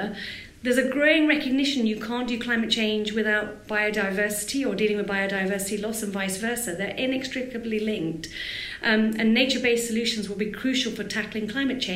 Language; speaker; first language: English; native; English